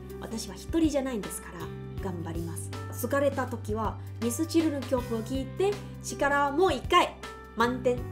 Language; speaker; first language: Japanese; non-native, learner; Chinese